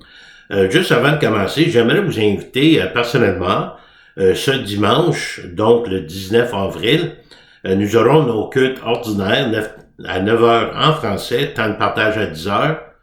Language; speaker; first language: French; native; French